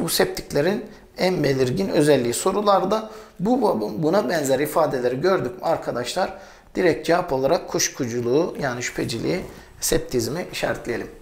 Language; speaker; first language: Turkish; native; Turkish